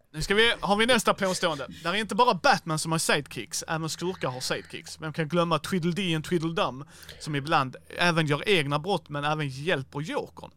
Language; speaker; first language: Swedish; native; Swedish